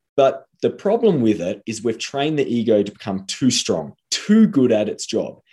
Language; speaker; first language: English; native; English